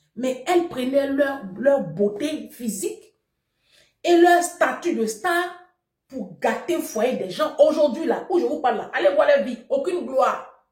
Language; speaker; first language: French; native; French